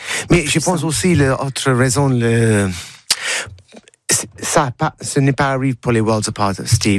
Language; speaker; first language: French; non-native, learner; English